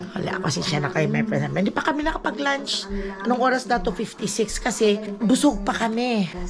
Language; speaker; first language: Filipino; non-native, local second language; Cebuano